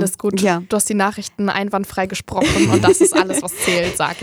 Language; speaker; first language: German; native; German